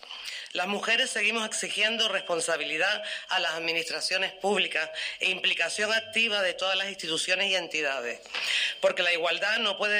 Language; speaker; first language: Spanish; native; Spanish